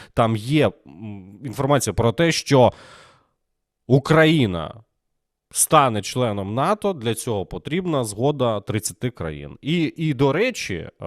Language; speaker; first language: Ukrainian; native; Ukrainian